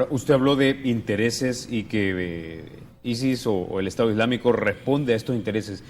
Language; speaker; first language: Spanish; native; Spanish